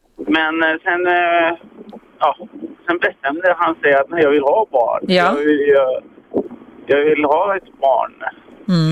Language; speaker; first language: Swedish; early bilingual, other home language; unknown